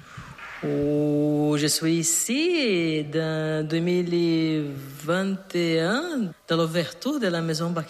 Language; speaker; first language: French; non-native, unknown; Portuguese